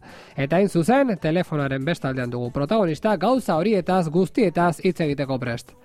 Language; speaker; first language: Basque; native; Basque